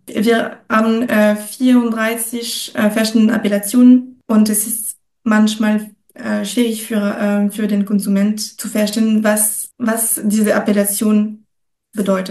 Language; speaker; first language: German; non-native, fluent; French